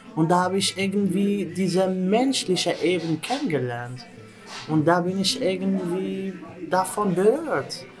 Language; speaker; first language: German; non-native, fluent; Indonesian